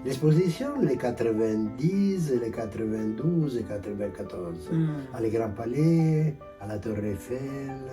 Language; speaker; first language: French; non-native, learner; Italian